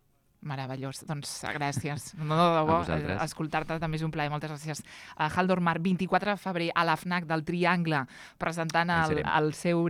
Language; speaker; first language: Catalan; native; Catalan